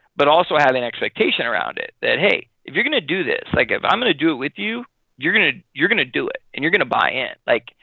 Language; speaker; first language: English; native; English